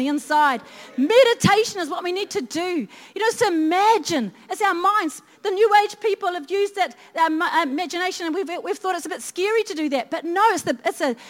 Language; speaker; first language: English; native; English